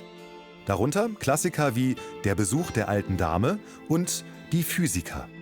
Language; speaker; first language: German; native; German